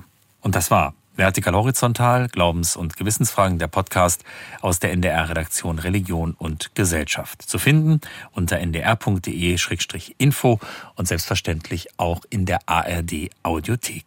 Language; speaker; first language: German; native; German